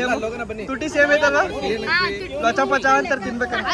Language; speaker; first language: Kannada; native; Kannada